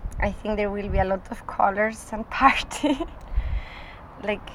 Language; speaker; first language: English; non-native, fluent; Spanish